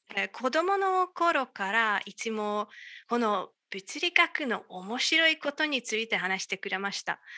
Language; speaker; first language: Japanese; non-native, fluent; Hungarian